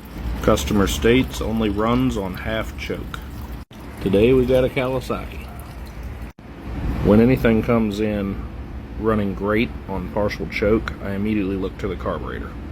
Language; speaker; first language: English; native; English